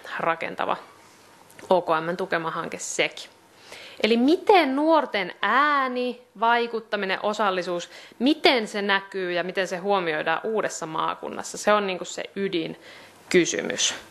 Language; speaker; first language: Finnish; native; Finnish